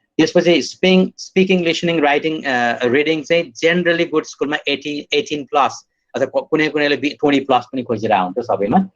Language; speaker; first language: Nepali; native; Nepali